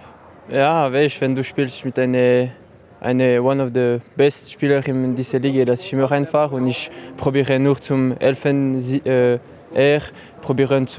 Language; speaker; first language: German; non-native, learner; French